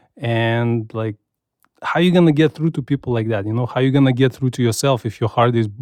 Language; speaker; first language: English; non-native, fluent; Russian